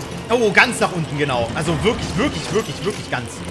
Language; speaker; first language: German; native; German